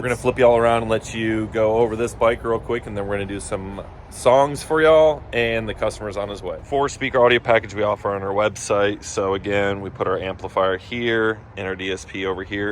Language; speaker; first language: English; native; English